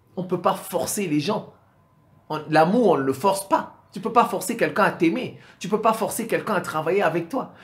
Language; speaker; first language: French; non-native, local second language; Sango